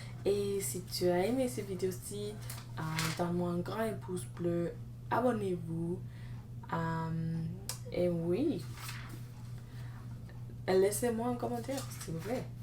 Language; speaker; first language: French; non-native, learner; English